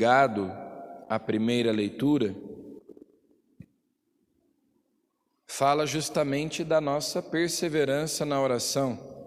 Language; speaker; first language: Portuguese; native; Portuguese